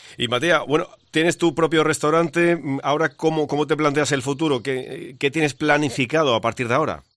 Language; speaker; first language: Spanish; native; Spanish